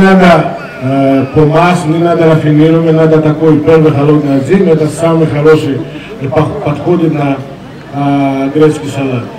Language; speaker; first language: Russian; non-native, learner; Greek